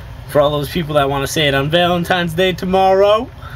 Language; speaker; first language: English; native; English